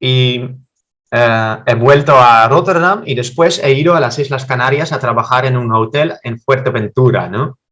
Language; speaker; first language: Spanish; non-native, fluent; Dutch